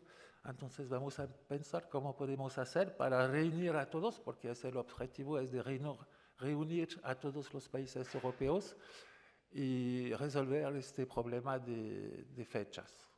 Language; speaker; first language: Spanish; non-native, fluent; French